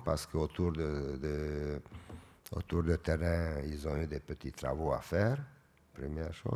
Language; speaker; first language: French; non-native, fluent; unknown